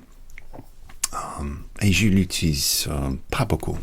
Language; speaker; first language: French; non-native, learner; English